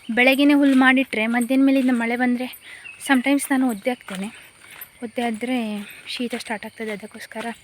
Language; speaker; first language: Kannada; non-native, local second language; Konkani